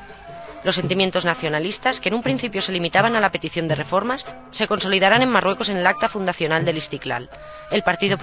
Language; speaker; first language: Spanish; native; Spanish